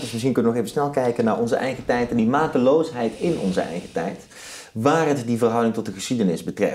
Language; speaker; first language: Dutch; native; Dutch